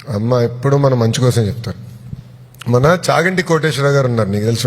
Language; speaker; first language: Telugu; native; Telugu